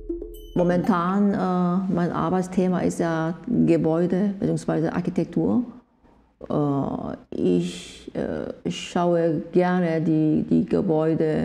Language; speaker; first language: German; non-native, fluent; Korean